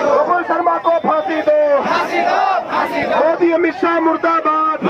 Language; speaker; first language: Hindi; native; Hindi